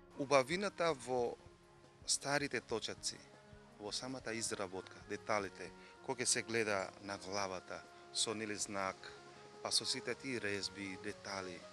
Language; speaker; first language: Macedonian; non-native, fluent; Vietnamese